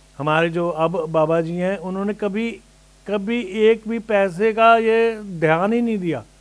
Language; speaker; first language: Hindi; native; Hindi